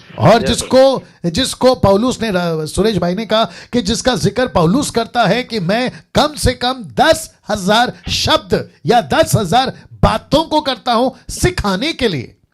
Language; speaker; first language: Hindi; native; Hindi